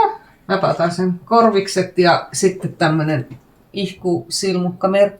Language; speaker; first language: Finnish; native; Finnish